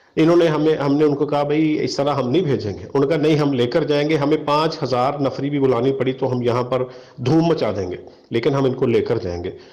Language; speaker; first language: Urdu; non-native, local second language; Punjabi